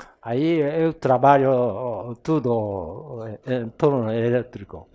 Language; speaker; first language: Portuguese; non-native, fluent; Japanese